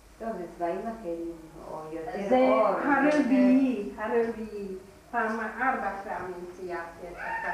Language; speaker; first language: Hebrew; non-native, fluent; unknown